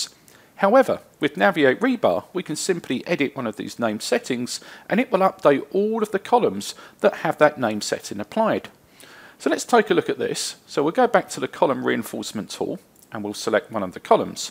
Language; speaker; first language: English; native; English